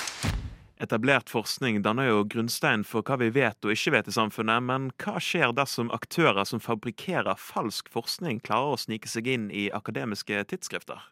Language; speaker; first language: Norwegian; native; Norwegian